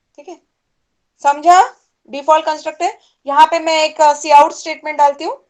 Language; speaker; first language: Hindi; non-native, local second language; Marathi